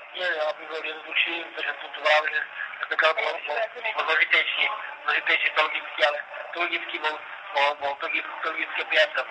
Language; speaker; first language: Czech; non-native, local second language; Romany